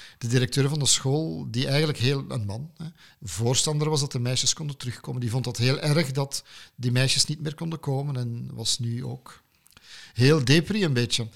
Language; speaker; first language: Dutch; native; Dutch